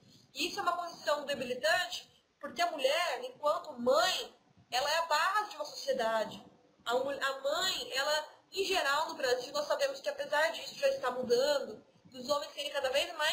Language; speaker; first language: Portuguese; native; Portuguese